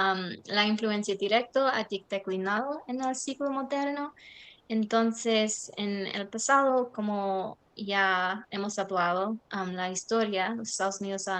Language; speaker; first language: Spanish; non-native, learner; English